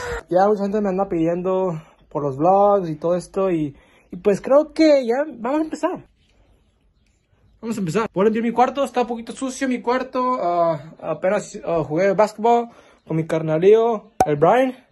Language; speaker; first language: Spanish; early bilingual, heritage; Spanish